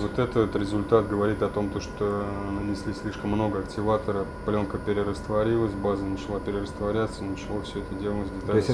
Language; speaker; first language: Russian; native; Russian